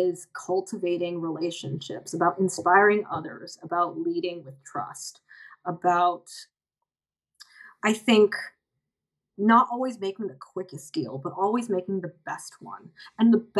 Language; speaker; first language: English; native; English